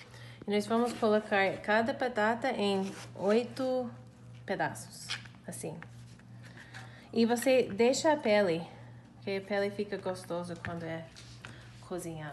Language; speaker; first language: Portuguese; non-native, learner; English